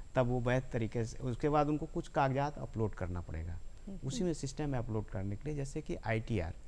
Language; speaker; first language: Hindi; native; Hindi